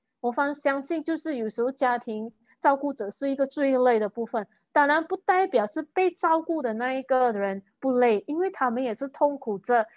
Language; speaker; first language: Chinese; native; Chinese